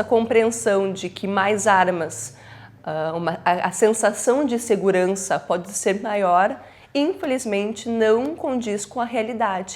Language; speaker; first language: Portuguese; native; Portuguese